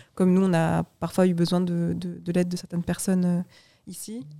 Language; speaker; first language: French; native; French